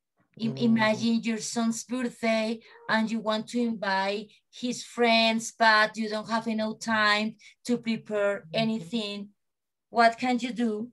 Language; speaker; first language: English; non-native, learner; Spanish